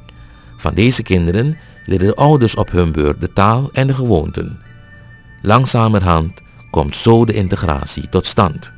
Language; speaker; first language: Dutch; native; Dutch